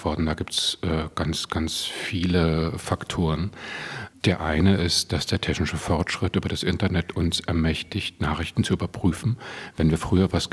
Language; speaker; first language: German; native; German